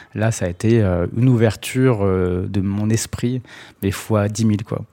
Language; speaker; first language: French; native; French